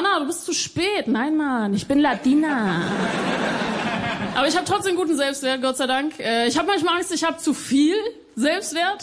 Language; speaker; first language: German; early bilingual, other home language; Spanish